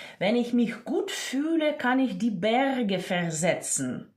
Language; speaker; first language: German; non-native, fluent; Ukrainian